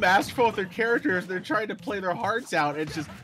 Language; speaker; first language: English; native; English